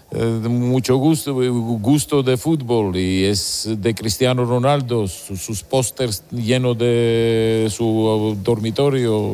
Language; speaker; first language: Spanish; non-native, learner; Georgian